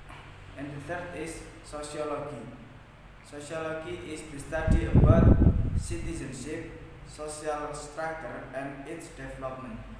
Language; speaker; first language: English; non-native, learner; Indonesian